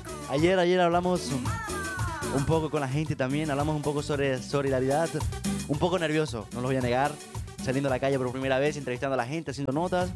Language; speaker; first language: Spanish; native; Spanish